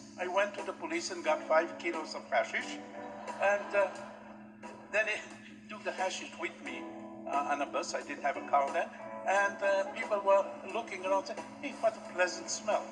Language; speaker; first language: English; non-native, fluent; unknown